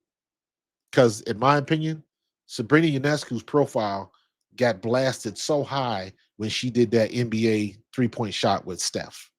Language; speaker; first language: English; native; English